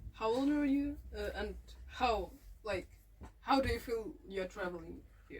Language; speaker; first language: English; non-native, learner; Ukrainian